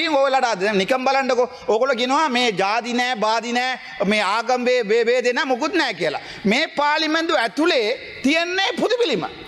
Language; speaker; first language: Sinhala; non-native, local second language; Tamil